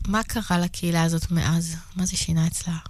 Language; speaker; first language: Hebrew; native; Hebrew